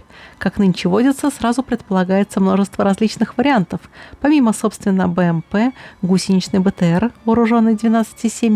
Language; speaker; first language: Russian; native; Russian